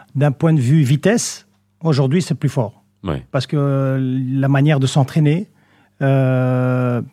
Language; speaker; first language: French; native; French